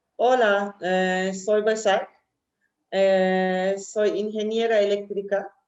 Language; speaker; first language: Spanish; non-native, learner; Turkish